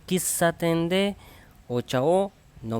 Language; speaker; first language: Japanese; non-native, fluent; Indonesian